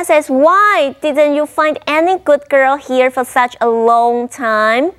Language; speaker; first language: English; non-native, fluent; Chinese